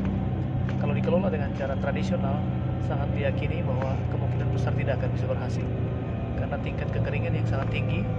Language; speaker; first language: Indonesian; native; Indonesian